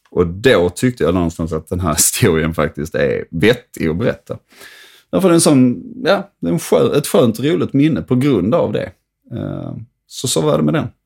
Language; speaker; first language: Swedish; native; Swedish